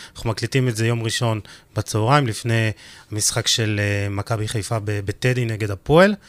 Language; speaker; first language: Hebrew; native; Hebrew